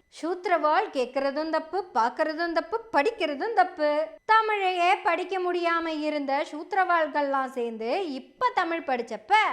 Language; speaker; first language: Tamil; native; Tamil